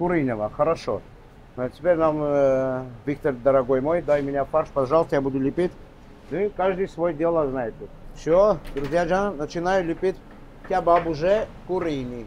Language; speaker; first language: Russian; non-native, fluent; Armenian